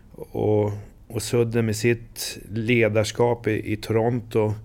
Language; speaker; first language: Swedish; native; Swedish